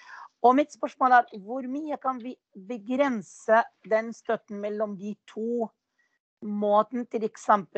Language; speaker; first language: Norwegian; non-native, fluent; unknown